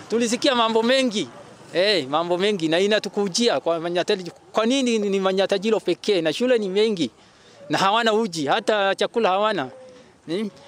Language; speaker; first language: Swahili; non-native, local second language; Oromo